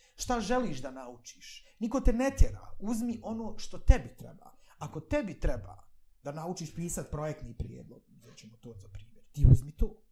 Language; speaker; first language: Bosnian; native; Bosnian